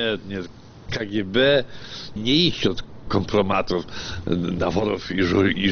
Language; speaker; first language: Russian; non-native, fluent; Polish